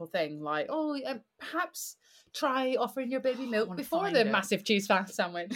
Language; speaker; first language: English; native; English